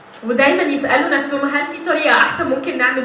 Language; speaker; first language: Arabic; native; Arabic